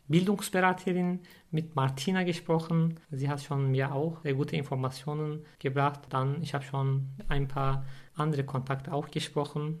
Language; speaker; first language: German; non-native, fluent; Turkish